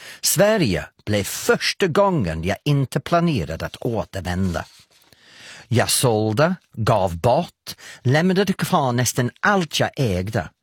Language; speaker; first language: Swedish; non-native, fluent; English